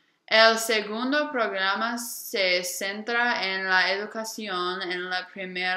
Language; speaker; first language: Spanish; non-native, learner; English